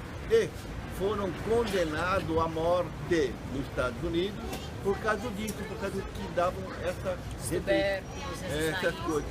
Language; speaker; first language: Portuguese; early bilingual, other home language; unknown